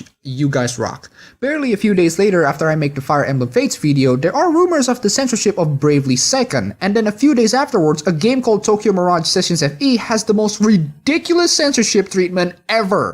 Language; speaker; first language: English; non-native, fluent; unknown